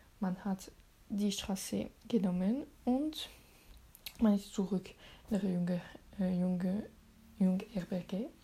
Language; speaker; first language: German; non-native, learner; French